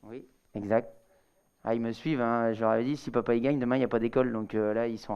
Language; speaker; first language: French; native; French